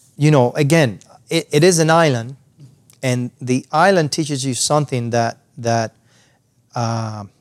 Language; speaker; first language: English; non-native, fluent; Spanish